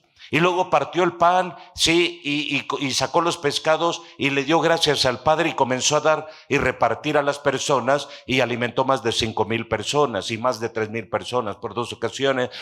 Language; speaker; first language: Spanish; native; Spanish